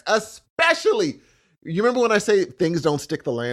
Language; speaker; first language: English; native; English